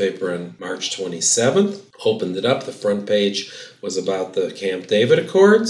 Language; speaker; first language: English; native; English